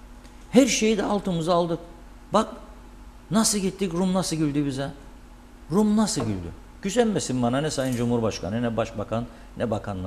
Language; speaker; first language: Turkish; native; Turkish